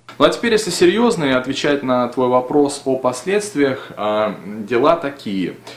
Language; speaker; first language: Russian; native; Russian